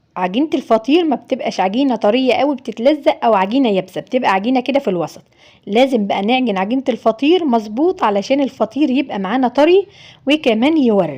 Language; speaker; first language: Arabic; native; Arabic